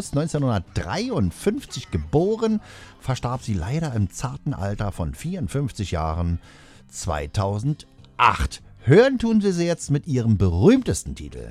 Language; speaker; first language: German; native; German